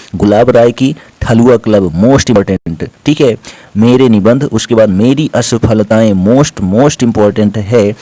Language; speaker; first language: Hindi; native; Hindi